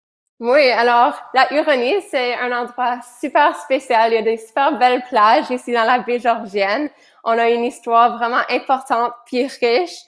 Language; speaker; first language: French; native; French